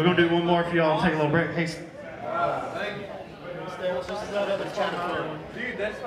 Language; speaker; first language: English; native; English